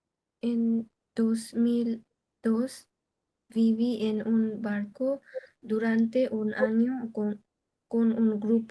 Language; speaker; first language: Spanish; non-native, learner; Bangla